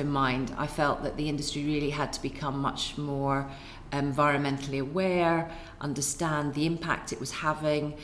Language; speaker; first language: English; native; English